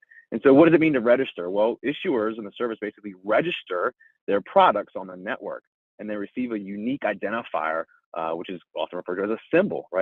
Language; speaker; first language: English; native; English